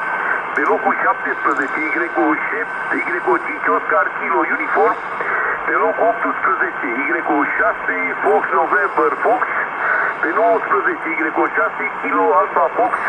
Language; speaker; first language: Romanian; native; Romanian